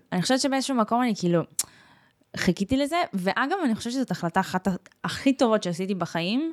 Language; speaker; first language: Hebrew; early bilingual, other home language; Russian